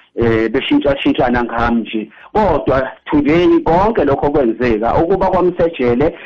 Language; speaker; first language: Zulu; native; Zulu